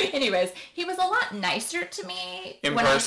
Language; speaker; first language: English; native; English